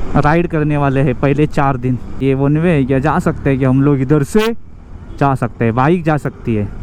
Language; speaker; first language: Hindi; non-native, local second language; Marathi